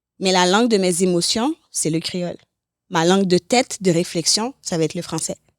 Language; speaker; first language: French; native; French